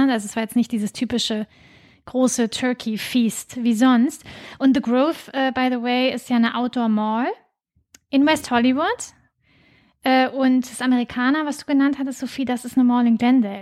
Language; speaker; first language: German; native; German